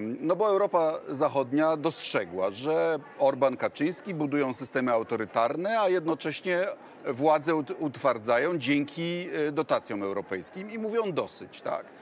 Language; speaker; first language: Polish; native; Polish